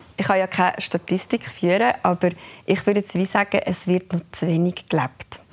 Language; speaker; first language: German; early bilingual, other home language; Albanian